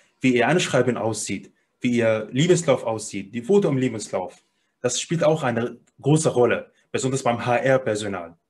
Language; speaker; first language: German; non-native, fluent; Arabic